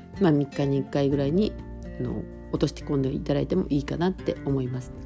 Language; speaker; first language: Japanese; native; Japanese